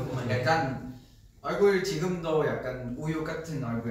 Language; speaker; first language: Korean; non-native, learner; Vietnamese